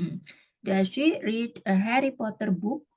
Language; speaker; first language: English; non-native, fluent; Indonesian